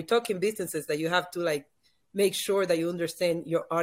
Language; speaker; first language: English; non-native, fluent; Spanish